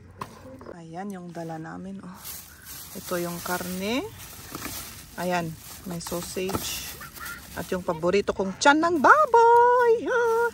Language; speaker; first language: Filipino; native; Filipino